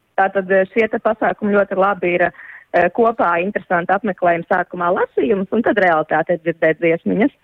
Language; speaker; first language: Latvian; early bilingual, heritage; Latvian